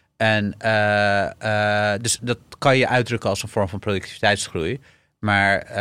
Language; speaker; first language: Dutch; early bilingual, other home language; Arabic